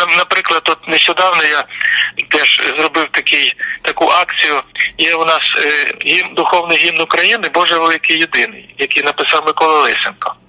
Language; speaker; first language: Ukrainian; native; Ukrainian